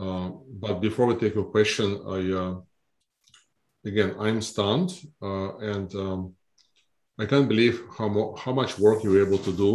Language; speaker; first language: English; non-native, fluent; Russian